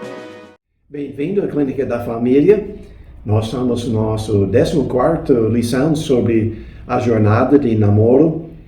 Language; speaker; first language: Portuguese; non-native, fluent; English